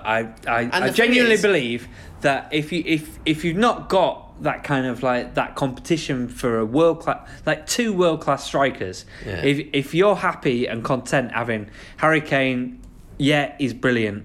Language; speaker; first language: English; native; English